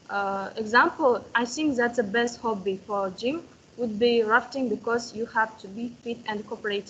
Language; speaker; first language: English; non-native, learner; Kazakh